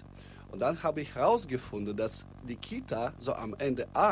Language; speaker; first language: German; non-native, fluent; Russian